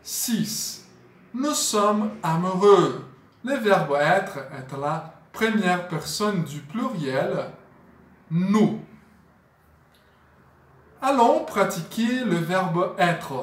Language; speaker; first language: French; non-native, fluent; Portuguese